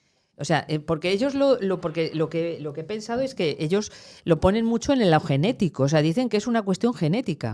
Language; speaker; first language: Spanish; native; Spanish